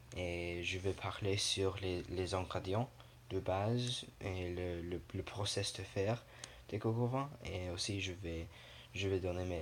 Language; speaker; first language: French; non-native, learner; English